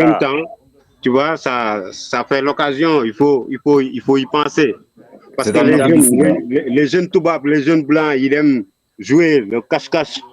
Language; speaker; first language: French; non-native, local second language; Wolof